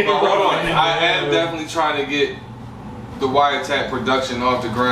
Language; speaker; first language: English; native; English